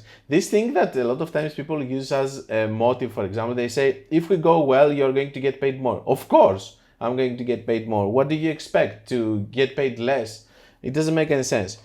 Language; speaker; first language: English; non-native, fluent; Greek